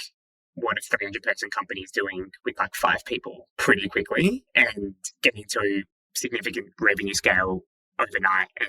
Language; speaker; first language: English; native; English